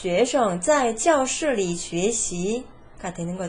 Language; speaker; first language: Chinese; non-native, fluent; Korean